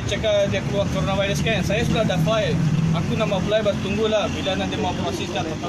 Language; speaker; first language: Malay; non-native, fluent; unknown